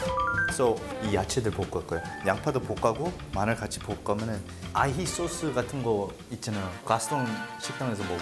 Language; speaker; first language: Korean; early bilingual, heritage; Korean